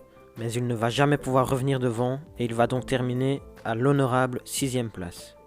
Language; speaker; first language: French; native; French